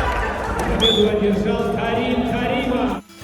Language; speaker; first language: Russian; native; Russian